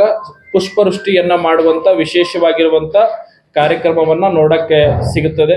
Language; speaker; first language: Kannada; native; Kannada